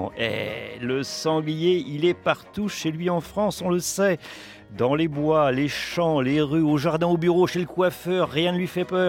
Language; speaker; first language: French; native; French